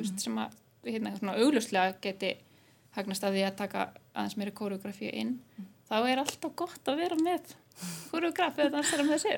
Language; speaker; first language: Icelandic; native; Icelandic